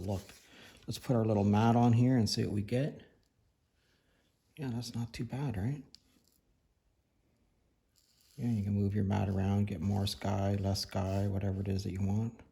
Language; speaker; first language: English; native; English